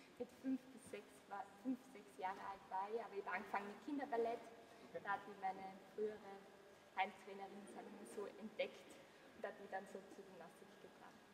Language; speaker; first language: German; native; German